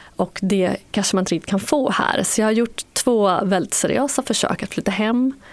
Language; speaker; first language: Swedish; native; Swedish